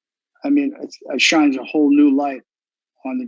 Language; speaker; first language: English; native; English